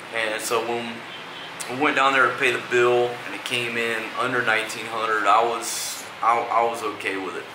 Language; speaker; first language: English; native; English